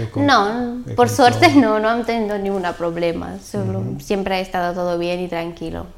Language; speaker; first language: Spanish; non-native, learner; Bulgarian